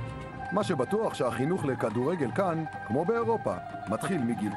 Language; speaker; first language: Hebrew; native; Hebrew